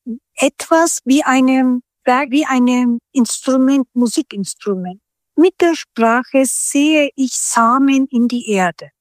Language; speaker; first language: German; non-native, fluent; Turkish